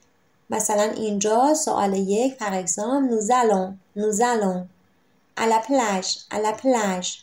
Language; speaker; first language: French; non-native, fluent; Persian